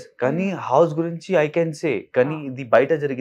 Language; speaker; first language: Telugu; non-native, local second language; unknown